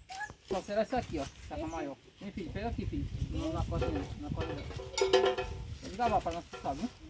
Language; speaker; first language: Portuguese; native; Portuguese